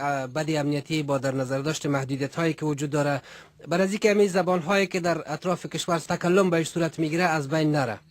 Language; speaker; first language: Persian; native; Persian